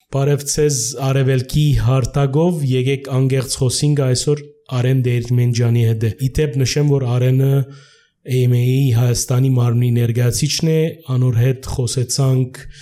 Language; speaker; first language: Armenian; early bilingual, heritage; Armenian